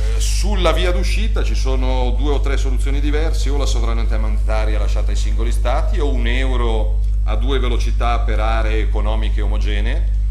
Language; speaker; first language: Italian; native; Italian